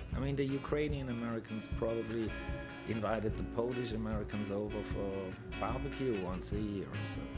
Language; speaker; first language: English; non-native, fluent; German